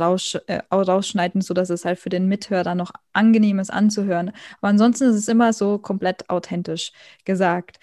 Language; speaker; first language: German; native; German